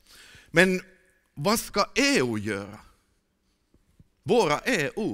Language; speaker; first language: Swedish; non-native, fluent; Finnish